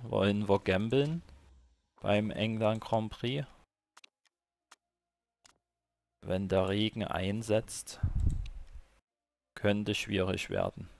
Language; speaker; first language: German; native; German